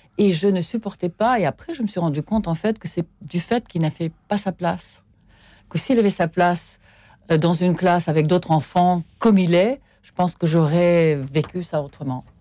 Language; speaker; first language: French; non-native, fluent; Russian